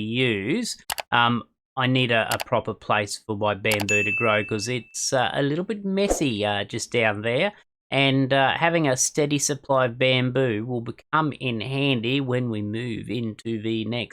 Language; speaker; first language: English; native; English